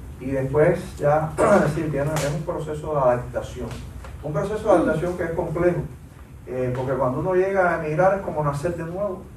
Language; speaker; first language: Spanish; native; Spanish